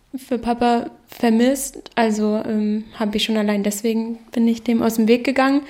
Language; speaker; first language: German; non-native, local second language; Danish